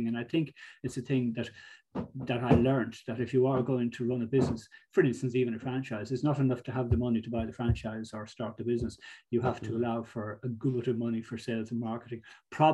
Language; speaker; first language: English; native; English